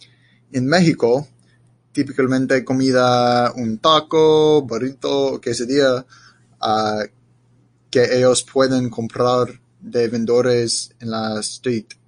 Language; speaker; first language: Spanish; non-native, learner; English